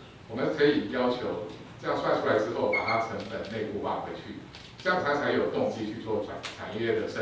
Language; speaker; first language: Chinese; native; Chinese